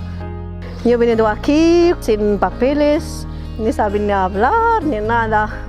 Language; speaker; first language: Spanish; non-native, learner; Arabic